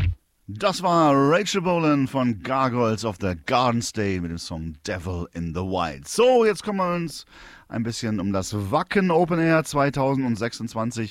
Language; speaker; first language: German; native; German